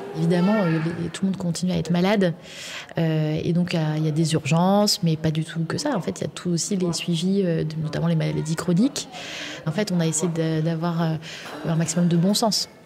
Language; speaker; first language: French; native; French